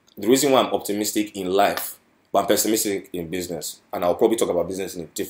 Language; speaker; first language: English; non-native, local second language; Yoruba